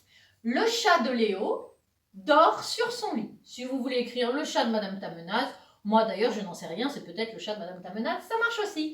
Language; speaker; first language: French; native; French